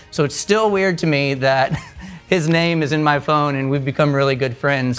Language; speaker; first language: English; native; English